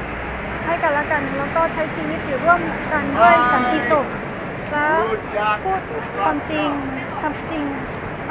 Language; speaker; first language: Thai; native; Thai